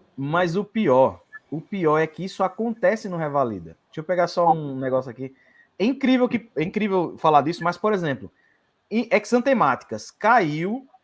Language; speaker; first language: Portuguese; native; Portuguese